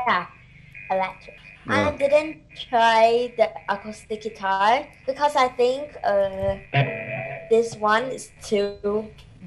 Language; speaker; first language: English; non-native, learner; Thai